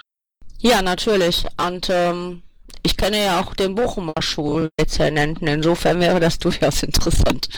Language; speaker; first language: German; native; German